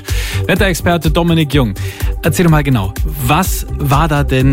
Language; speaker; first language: German; native; German